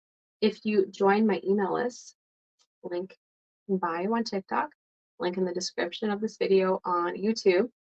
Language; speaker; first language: English; non-native, fluent; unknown